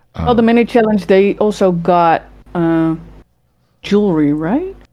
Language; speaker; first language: English; early bilingual, other home language; Dutch